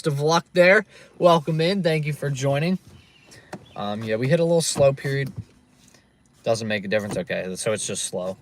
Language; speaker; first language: English; native; English